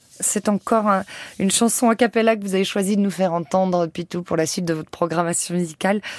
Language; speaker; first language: French; native; French